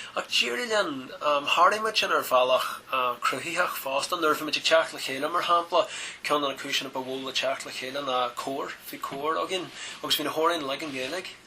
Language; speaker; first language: Irish; native; Irish